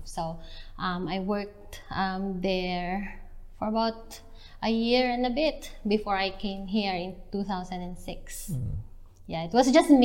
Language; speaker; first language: English; non-native, local second language; Filipino